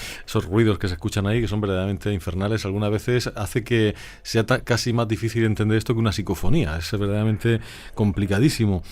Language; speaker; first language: Spanish; native; Spanish